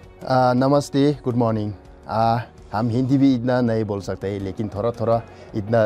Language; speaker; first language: Hindi; non-native, learner; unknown